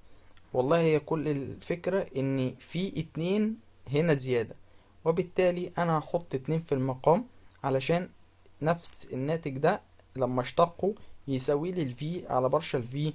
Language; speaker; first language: Arabic; native; Arabic